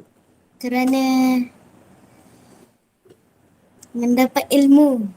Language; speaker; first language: Indonesian; non-native, learner; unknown